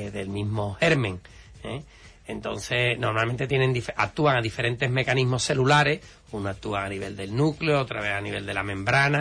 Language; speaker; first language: Spanish; native; Spanish